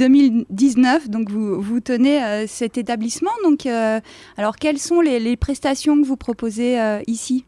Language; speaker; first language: French; native; French